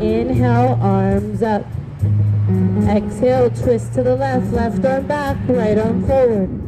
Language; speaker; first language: English; native; English